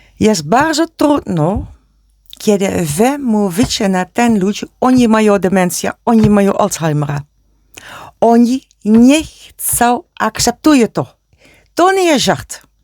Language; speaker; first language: Polish; non-native, learner; Dutch